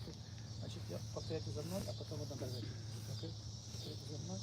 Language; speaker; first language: Russian; native; Russian